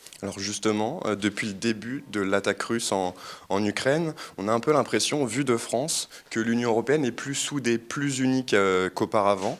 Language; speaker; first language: French; native; French